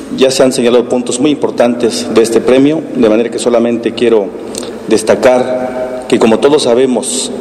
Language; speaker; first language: Spanish; non-native, local second language; Tzeltal